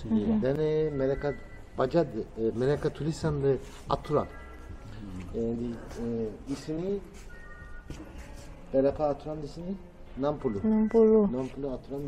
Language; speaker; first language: Indonesian; non-native, learner; Turkish